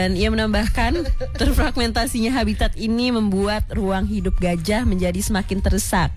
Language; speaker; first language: Indonesian; native; Indonesian